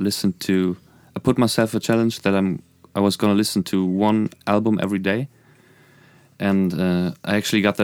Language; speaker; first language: English; non-native, fluent; German